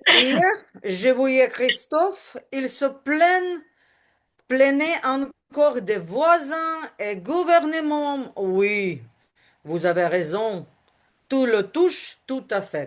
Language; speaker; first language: French; non-native, learner; Ukrainian